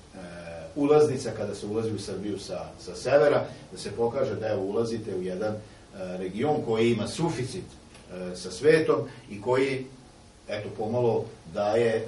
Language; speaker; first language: Serbian; native; Serbian